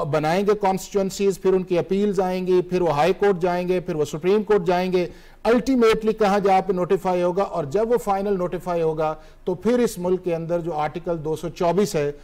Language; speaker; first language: Hindi; native; Hindi